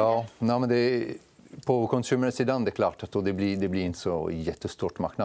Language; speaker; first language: Swedish; non-native, fluent; French